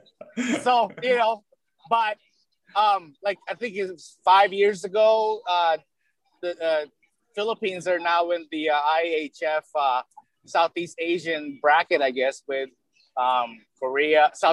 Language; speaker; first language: English; early bilingual, other home language; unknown